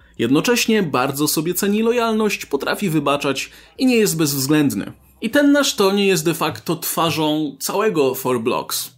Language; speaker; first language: Polish; native; Polish